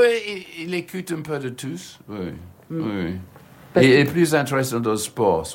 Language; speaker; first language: French; non-native, learner; English